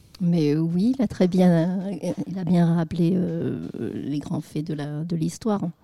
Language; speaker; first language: French; non-native, fluent; Vietnamese